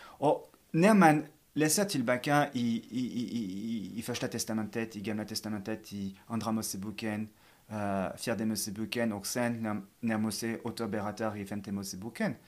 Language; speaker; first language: Swedish; non-native, fluent; French